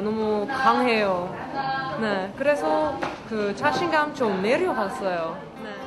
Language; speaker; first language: Korean; non-native, learner; Dutch